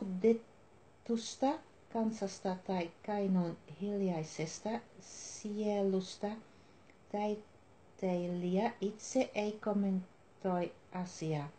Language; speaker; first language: Finnish; non-native, learner; Dutch